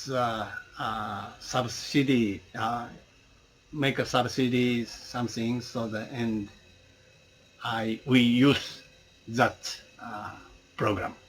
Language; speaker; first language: English; non-native, learner; Japanese